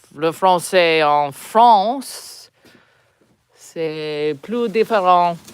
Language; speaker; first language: French; non-native, learner; English